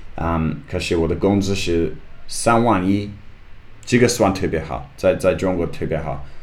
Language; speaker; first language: Chinese; non-native, learner; English